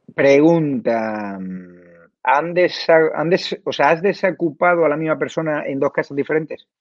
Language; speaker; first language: Spanish; native; Spanish